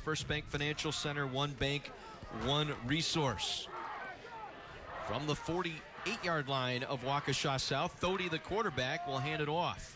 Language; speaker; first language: English; native; English